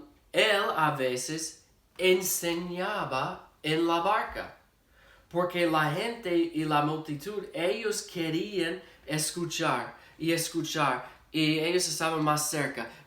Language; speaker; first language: Spanish; non-native, fluent; English